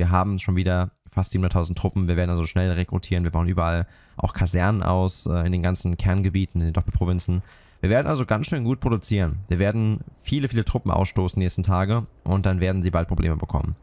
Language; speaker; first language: German; native; German